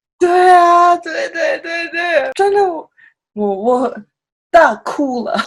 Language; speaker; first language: Chinese; non-native, learner; Japanese